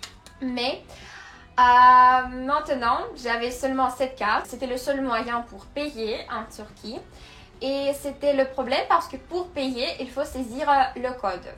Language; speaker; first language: French; non-native, fluent; Russian